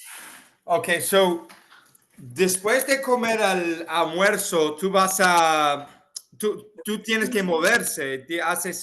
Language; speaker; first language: Spanish; non-native, fluent; English